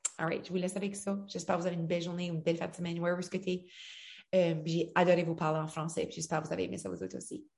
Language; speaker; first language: French; native; French